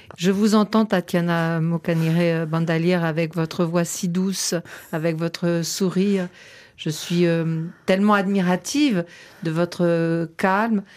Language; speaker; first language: French; native; French